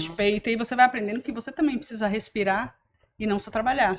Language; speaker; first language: Portuguese; native; Portuguese